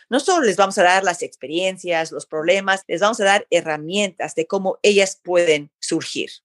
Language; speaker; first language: Spanish; early bilingual, heritage; Spanish